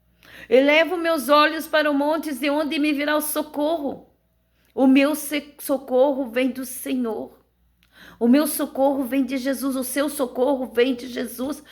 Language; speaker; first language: Portuguese; native; Portuguese